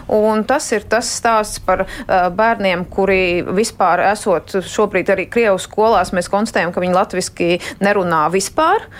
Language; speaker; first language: Latvian; non-native, local second language; Russian